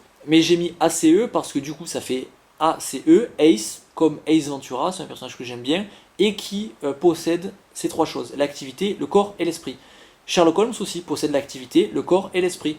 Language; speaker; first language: French; native; French